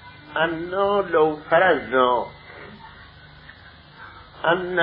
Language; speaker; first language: Arabic; non-native, fluent; Persian